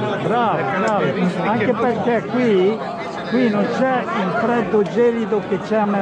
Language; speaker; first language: Italian; native; Italian